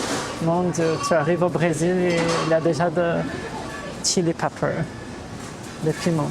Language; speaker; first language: French; non-native, fluent; Portuguese